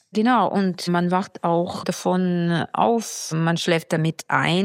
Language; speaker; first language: German; non-native, fluent; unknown